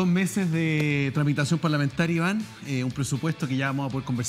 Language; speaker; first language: Spanish; native; Spanish